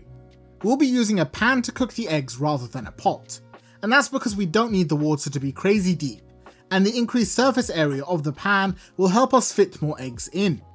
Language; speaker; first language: English; native; English